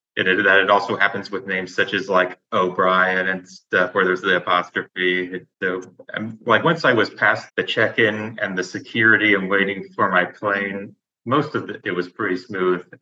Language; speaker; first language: English; native; English